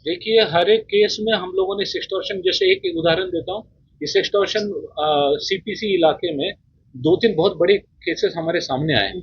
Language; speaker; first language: Hindi; non-native, local second language; Bangla